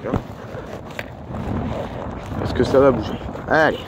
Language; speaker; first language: French; native; French